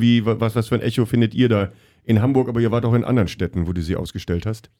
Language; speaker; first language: German; native; German